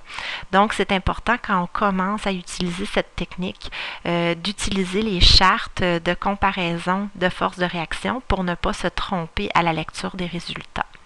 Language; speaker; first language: French; native; French